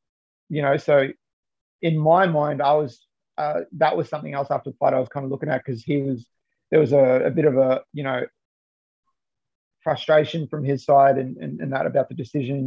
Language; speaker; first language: English; native; English